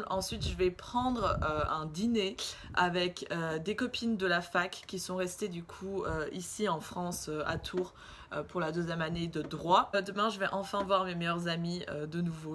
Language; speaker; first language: French; early bilingual, other home language; Russian